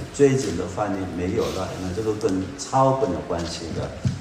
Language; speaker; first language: Chinese; non-native, fluent; Korean